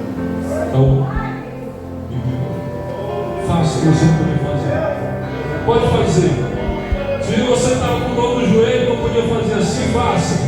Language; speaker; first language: Portuguese; native; Portuguese